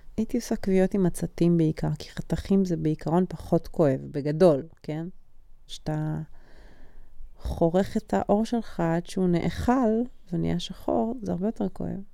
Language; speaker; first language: Hebrew; native; Hebrew